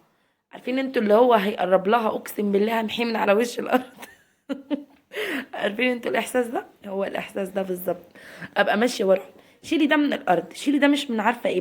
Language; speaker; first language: Arabic; native; Arabic